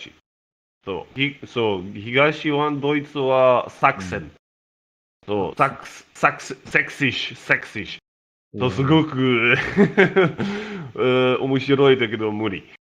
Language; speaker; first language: Japanese; non-native, learner; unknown